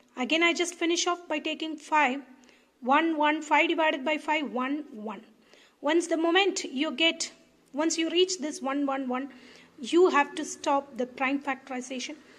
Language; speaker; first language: English; non-native, local second language; Tamil